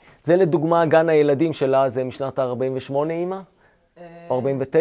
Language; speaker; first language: Hebrew; native; Hebrew